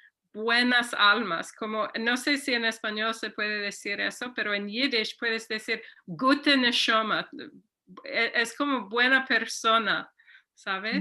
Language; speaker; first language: Spanish; non-native, fluent; English